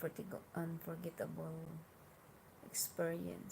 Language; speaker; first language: English; non-native, learner; Hiligaynon